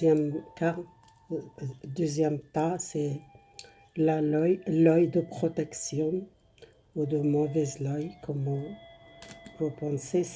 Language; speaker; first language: French; non-native, learner; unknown